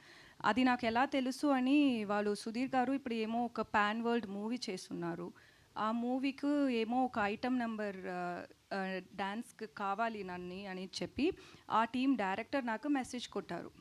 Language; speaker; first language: Telugu; non-native, learner; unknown